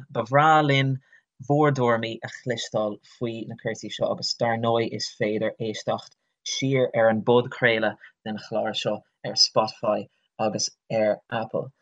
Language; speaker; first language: Irish; non-native, local second language; English